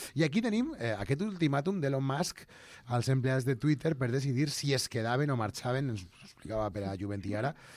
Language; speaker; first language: Catalan; native; Catalan